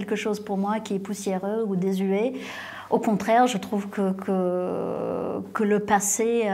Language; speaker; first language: French; non-native, fluent; English